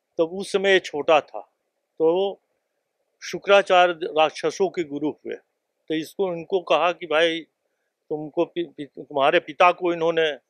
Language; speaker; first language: Hindi; native; Hindi